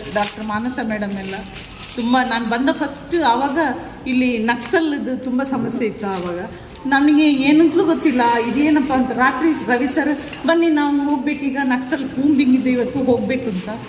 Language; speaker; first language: Kannada; native; Kannada